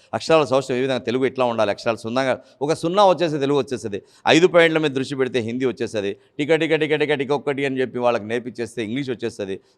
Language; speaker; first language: Telugu; native; Telugu